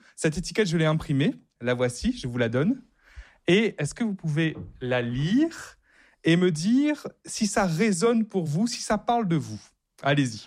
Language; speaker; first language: French; native; French